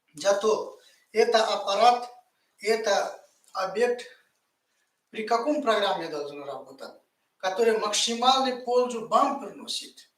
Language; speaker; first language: Russian; non-native, fluent; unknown